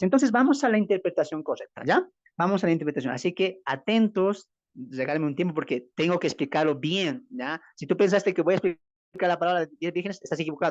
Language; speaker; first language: Spanish; native; Spanish